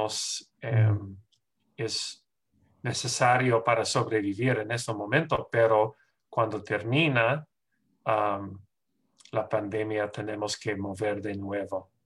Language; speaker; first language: Spanish; non-native, fluent; English